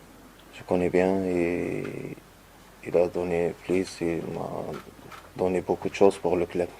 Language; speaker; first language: French; non-native, learner; Arabic